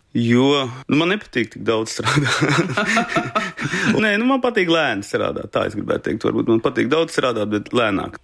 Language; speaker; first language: Latvian; native; Latvian